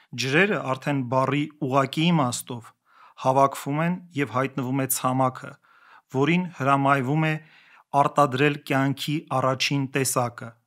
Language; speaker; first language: Armenian; native; Armenian